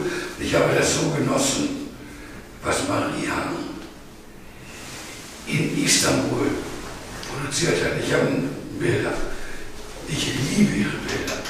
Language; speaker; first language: German; non-native, fluent; Greek